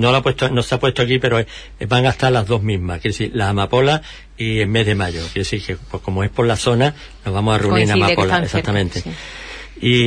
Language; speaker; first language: Spanish; native; Spanish